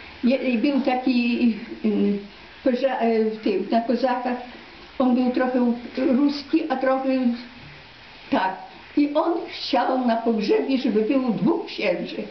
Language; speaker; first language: Polish; non-native, local second language; Ukrainian